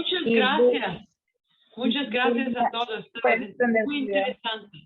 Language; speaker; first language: Spanish; non-native, fluent; Italian